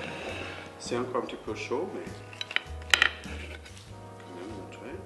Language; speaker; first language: French; non-native, fluent; English